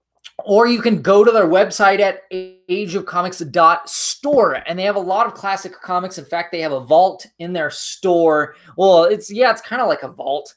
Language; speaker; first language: English; native; English